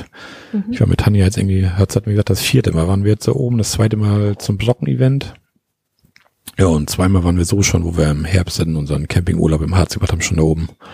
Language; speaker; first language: German; native; German